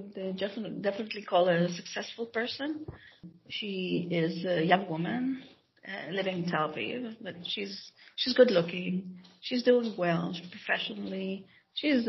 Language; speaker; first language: English; non-native, fluent; Hebrew